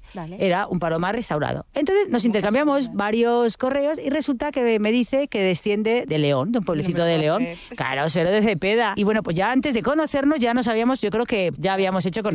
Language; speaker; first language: Spanish; native; Spanish